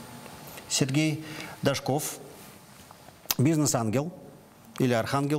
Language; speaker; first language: Russian; native; Russian